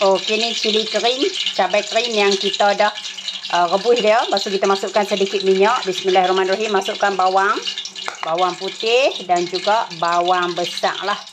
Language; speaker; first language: Malay; native; Malay